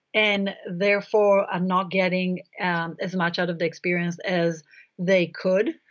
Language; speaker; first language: English; non-native, fluent; Hebrew